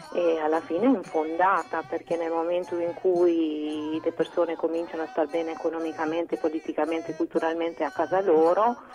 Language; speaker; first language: Italian; non-native, fluent; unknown